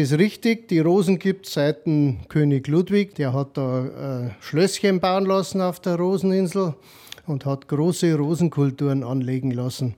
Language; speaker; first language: German; native; German